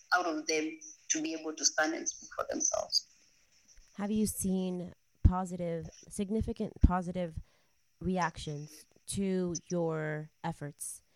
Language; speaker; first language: English; non-native, local second language; Masai